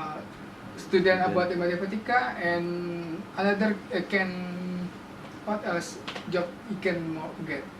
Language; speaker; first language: English; non-native, learner; Indonesian